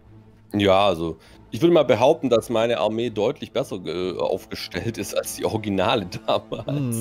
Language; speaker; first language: German; native; German